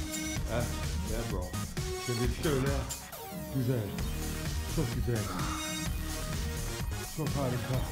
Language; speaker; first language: Turkish; non-native, fluent; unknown